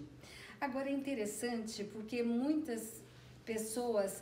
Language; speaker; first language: Portuguese; native; Portuguese